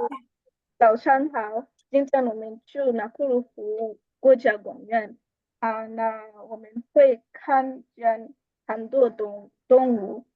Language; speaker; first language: Chinese; non-native, learner; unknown